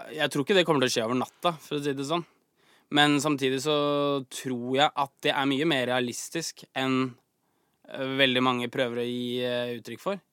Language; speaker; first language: Norwegian; native; Norwegian